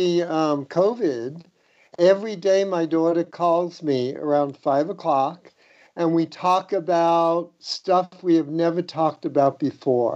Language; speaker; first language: English; native; English